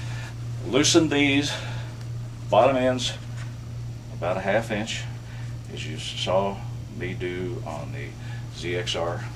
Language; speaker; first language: English; native; English